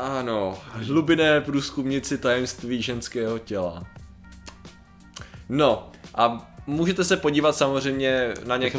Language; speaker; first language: Czech; native; Czech